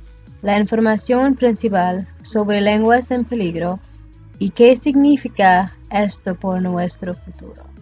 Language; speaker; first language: Spanish; non-native, learner; English